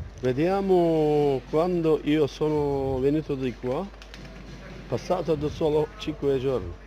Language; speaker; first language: Italian; non-native, learner; Turkish